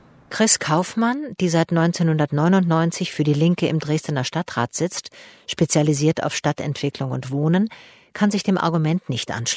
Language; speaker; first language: German; native; German